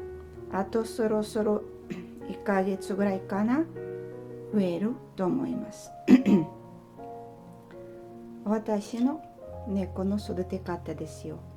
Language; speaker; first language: Japanese; non-native, learner; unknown